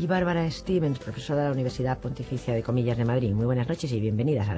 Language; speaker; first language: Spanish; native; Spanish